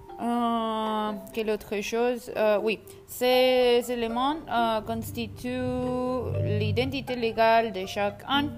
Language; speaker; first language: French; non-native, learner; Spanish